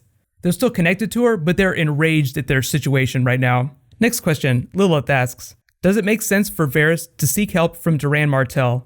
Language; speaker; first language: English; native; English